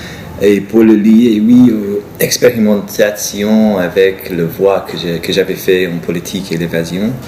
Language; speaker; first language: French; non-native, fluent; English